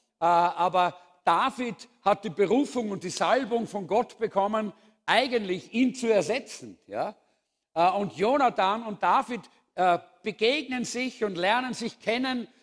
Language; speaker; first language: German; native; German